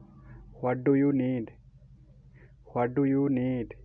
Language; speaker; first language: English; non-native, local second language; Odia